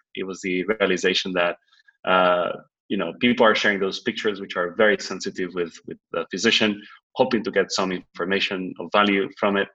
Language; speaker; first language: English; non-native, fluent; Spanish